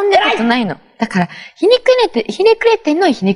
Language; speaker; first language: Japanese; native; Japanese